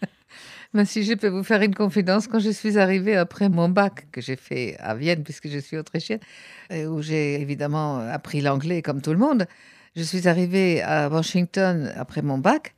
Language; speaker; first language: French; native; French